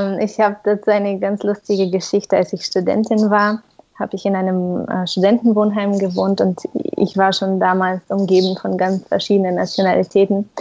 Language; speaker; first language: German; non-native, fluent; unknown